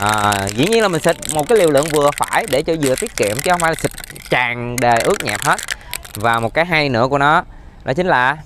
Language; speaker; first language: Vietnamese; native; Vietnamese